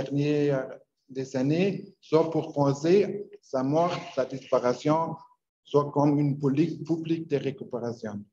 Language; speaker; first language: French; non-native, learner; Spanish